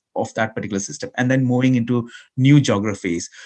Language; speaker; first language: English; non-native, local second language; Malayalam